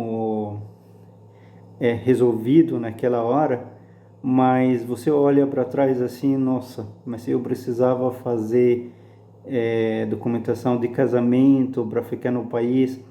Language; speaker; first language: Portuguese; non-native, fluent; Arabic